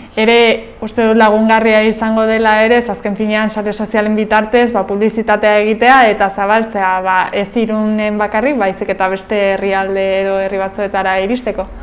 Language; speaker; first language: Basque; native; Basque